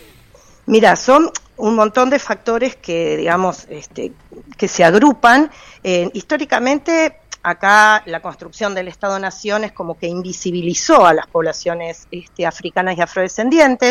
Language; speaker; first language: Spanish; native; Spanish